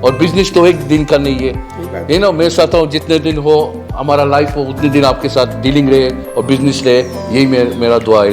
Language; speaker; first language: Hindi; non-native, fluent; Bangla